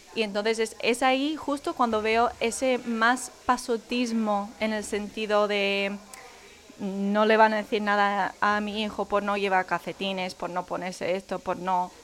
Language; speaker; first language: Spanish; non-native, fluent; English